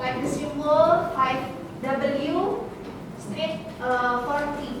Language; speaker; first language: English; non-native, learner; Indonesian